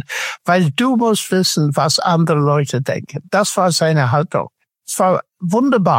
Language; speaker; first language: German; non-native, fluent; English